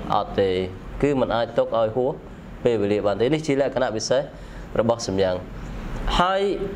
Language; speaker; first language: Khmer; non-native, local second language; Western Cham